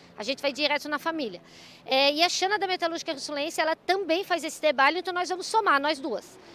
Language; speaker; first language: Portuguese; native; Portuguese